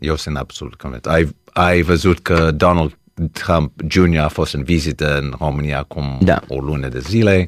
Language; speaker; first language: Romanian; early bilingual, heritage; Romanian